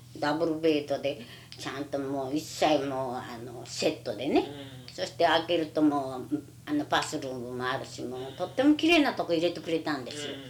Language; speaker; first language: Japanese; native; Japanese